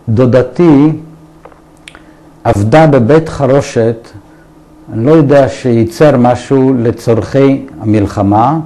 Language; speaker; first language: Hebrew; early bilingual, other home language; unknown